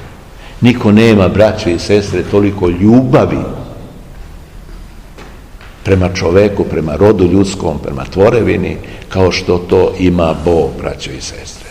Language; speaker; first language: Serbian; native; Serbian